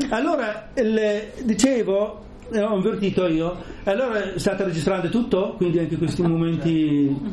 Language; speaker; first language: Italian; non-native, fluent; Arabic